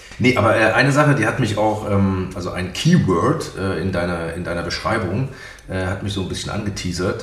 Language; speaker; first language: German; native; German